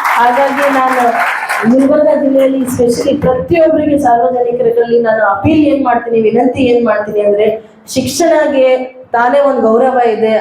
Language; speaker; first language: Kannada; non-native, local second language; Urdu